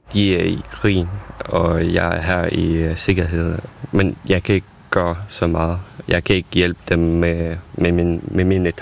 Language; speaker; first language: Danish; non-native, fluent; Ukrainian